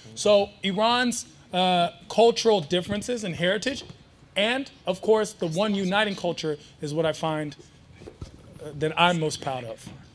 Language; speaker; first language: English; early bilingual, other home language; Persian